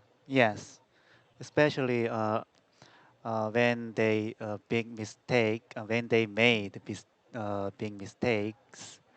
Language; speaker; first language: English; non-native, learner; Korean